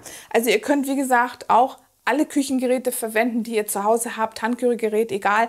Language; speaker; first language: German; native; German